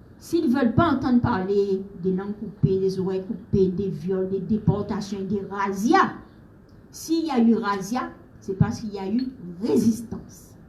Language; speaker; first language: French; native; French